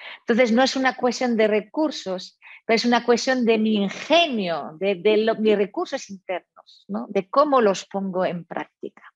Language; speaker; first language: Spanish; non-native, fluent; French